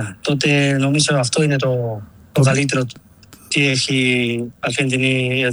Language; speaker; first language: Greek; non-native, learner; Spanish